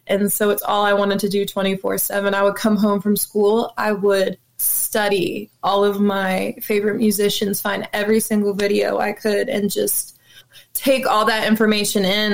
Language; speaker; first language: English; native; English